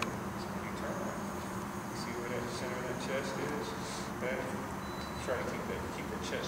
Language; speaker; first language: English; native; English